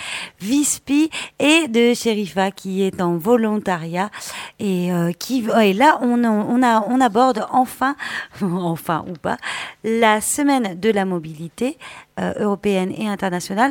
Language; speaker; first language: French; native; French